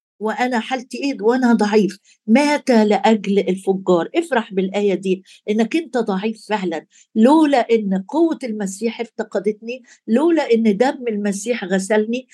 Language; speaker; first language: Arabic; native; Arabic